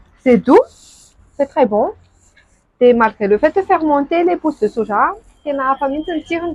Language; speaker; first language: French; non-native, local second language; Malagasy